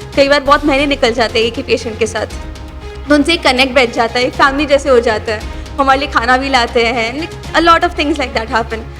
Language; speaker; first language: Hindi; non-native, local second language; Gujarati